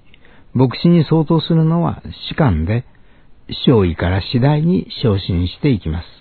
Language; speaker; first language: Japanese; native; Japanese